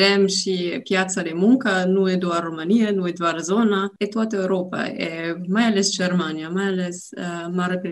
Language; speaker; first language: Romanian; non-native, learner; German